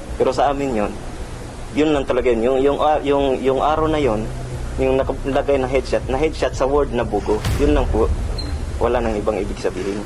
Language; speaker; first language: Filipino; non-native, local second language; Cebuano